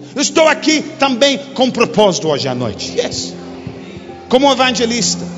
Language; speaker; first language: Portuguese; non-native, fluent; English